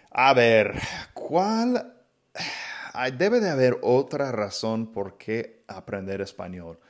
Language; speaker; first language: Spanish; non-native, fluent; English